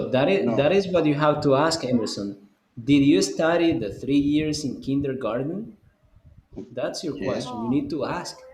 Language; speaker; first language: English; non-native, fluent; Spanish